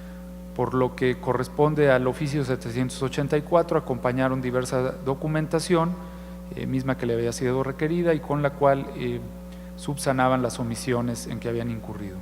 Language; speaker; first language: Spanish; native; Spanish